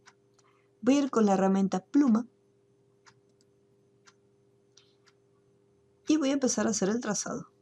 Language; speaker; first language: Spanish; native; Spanish